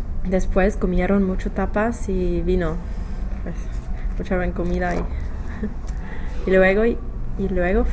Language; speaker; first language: Spanish; non-native, learner; English